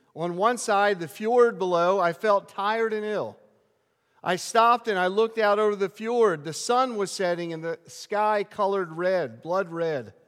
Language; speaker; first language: English; native; English